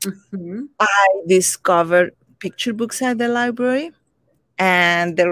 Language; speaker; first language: English; non-native, fluent; Spanish